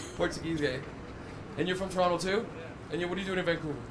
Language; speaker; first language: English; native; English